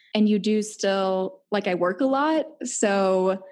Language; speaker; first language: English; native; English